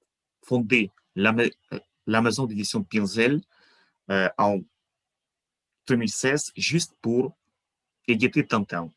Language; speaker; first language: French; non-native, fluent; Ukrainian